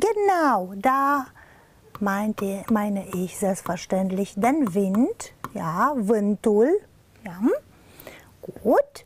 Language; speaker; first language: German; non-native, fluent; Romanian